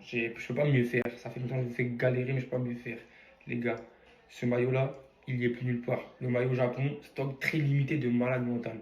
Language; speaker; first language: French; native; French